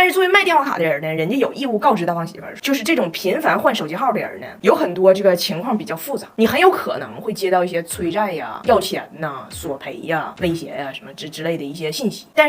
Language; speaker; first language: Chinese; native; Chinese